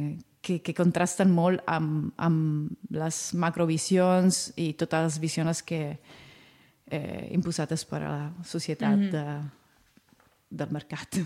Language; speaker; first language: Catalan; non-native, fluent; Italian